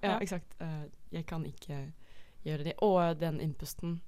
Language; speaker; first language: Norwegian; non-native, fluent; Dutch